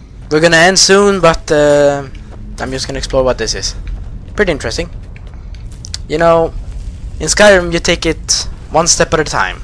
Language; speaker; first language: English; non-native, fluent; Swedish